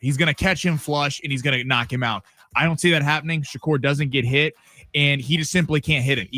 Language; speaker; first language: English; native; English